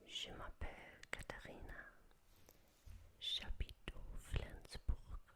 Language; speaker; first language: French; non-native, learner; German